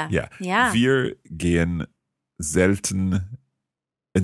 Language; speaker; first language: German; non-native, learner; English